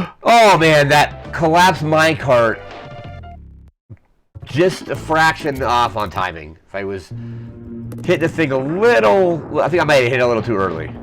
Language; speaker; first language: English; native; English